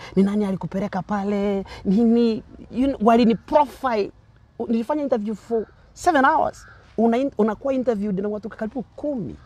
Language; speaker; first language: Swahili; non-native, local second language; Gusii